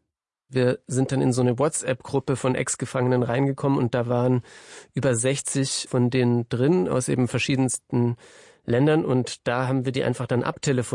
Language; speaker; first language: German; native; German